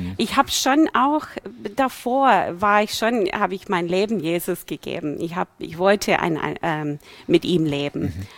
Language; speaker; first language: German; non-native, fluent; English